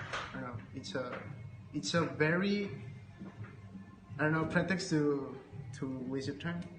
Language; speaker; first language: English; non-native, learner; Spanish